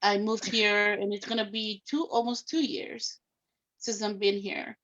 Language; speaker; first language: English; early bilingual, other home language; Spanish